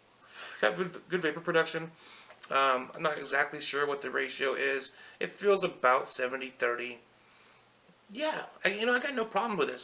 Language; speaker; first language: English; native; English